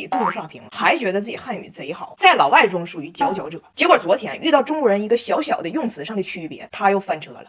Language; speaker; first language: Chinese; native; Chinese